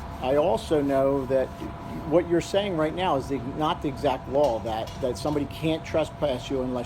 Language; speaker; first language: English; native; English